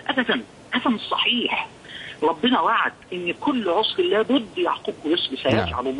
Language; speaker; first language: Arabic; native; Arabic